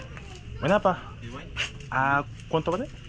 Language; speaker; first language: Spanish; non-native, learner; French